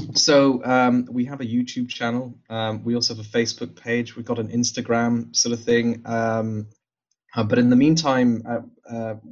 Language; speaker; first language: English; native; English